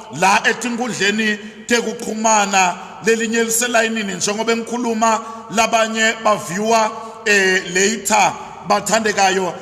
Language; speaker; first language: Zulu; non-native, local second language; Swati